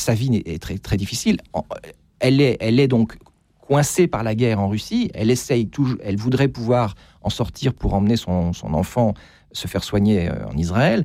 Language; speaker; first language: French; native; French